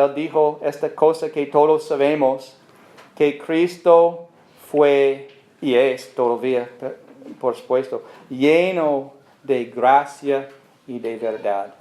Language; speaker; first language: Spanish; non-native, learner; English